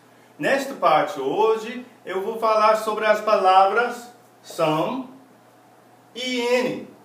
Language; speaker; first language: Portuguese; non-native, fluent; English